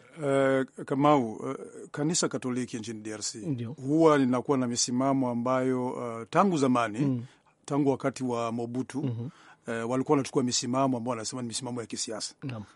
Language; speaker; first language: Swahili; non-native, local second language; Rundi